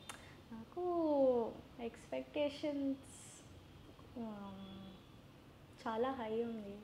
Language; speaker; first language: Telugu; non-native, learner; Gujarati